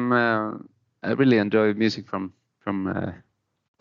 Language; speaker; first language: English; non-native, fluent; Spanish